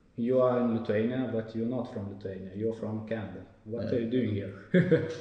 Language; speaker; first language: English; non-native, fluent; Lithuanian